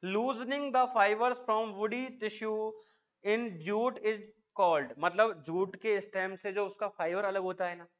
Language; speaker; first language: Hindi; native; Hindi